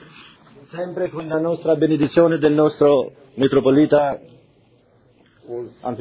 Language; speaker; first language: Italian; non-native, fluent; Albanian